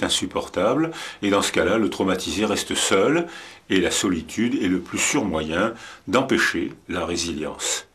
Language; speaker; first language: French; native; French